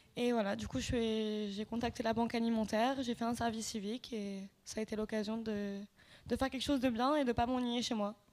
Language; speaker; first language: French; native; French